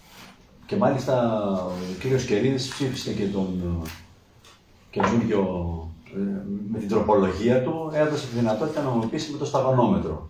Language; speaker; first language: Greek; native; Greek